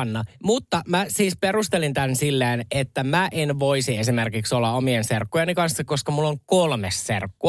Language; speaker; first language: Finnish; native; Finnish